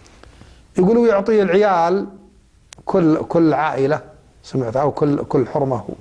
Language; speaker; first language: Arabic; native; Arabic